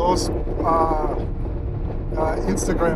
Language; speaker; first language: Spanish; non-native, learner; English